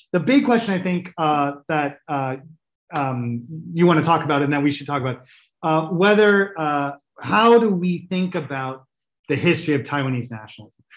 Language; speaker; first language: English; native; English